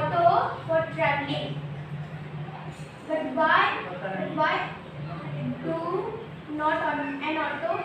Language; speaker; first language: English; non-native, learner; Hindi